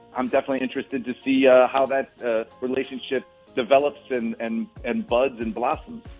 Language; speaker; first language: English; native; English